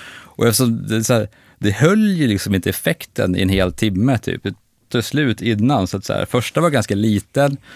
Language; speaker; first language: Swedish; native; Swedish